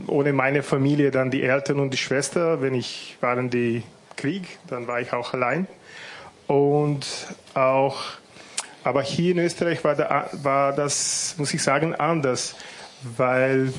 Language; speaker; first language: German; non-native, fluent; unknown